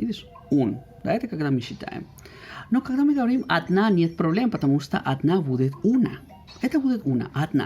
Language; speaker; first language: Russian; non-native, fluent; Spanish